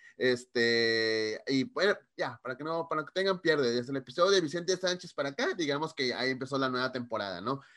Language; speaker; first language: Spanish; native; Spanish